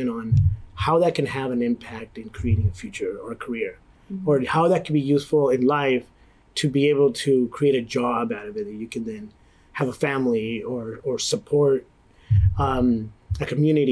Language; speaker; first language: English; native; English